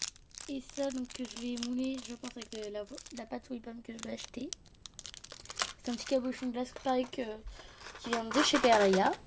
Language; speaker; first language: French; native; French